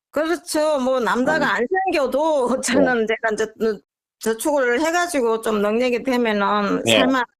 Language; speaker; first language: Korean; native; Korean